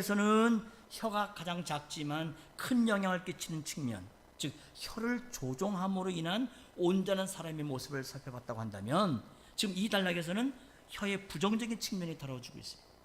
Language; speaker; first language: Korean; native; Korean